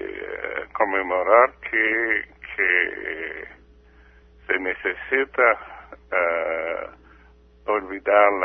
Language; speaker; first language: Spanish; non-native, fluent; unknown